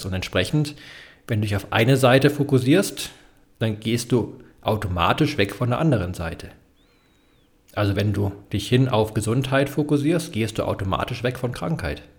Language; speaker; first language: German; native; German